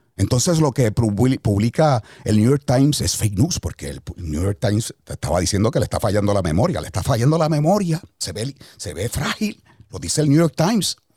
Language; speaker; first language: Spanish; early bilingual, heritage; Spanish